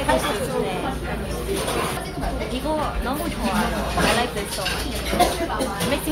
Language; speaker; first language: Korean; non-native, learner; Cantonese